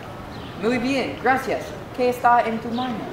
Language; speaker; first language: Spanish; non-native, learner; English